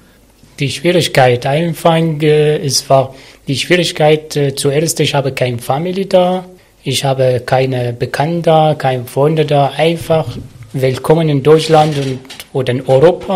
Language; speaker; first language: German; non-native, learner; Arabic